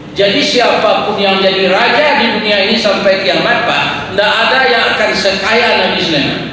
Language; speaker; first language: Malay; non-native, local second language; Minangkabau